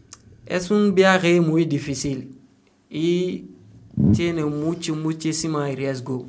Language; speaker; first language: Spanish; non-native, learner; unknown